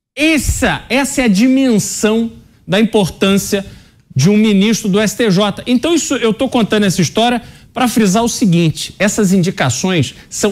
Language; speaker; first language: Portuguese; native; Portuguese